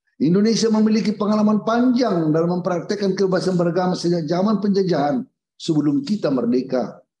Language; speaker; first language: Indonesian; native; Indonesian